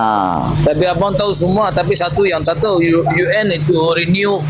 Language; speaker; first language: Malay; non-native, learner; Rohingya